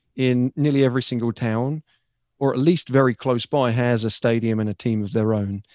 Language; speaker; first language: English; native; English